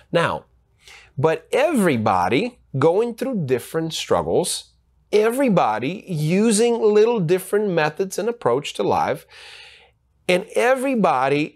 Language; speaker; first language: English; non-native, fluent; Ukrainian